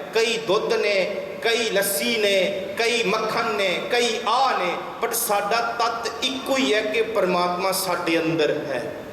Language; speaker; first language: Punjabi; early bilingual, heritage; Punjabi